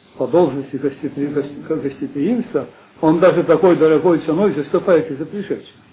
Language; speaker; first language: Russian; early bilingual, heritage; Russian